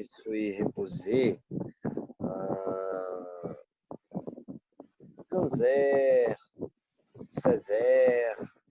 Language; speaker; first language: French; non-native, learner; Portuguese